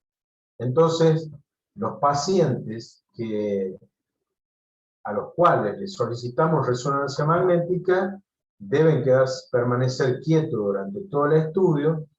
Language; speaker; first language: Spanish; native; Spanish